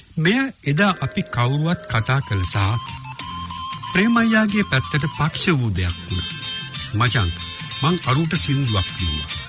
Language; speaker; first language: Sinhala; native; Sinhala